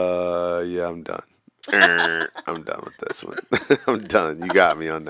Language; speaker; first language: English; native; English